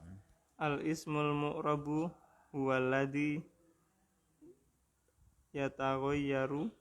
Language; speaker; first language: Arabic; non-native, learner; Indonesian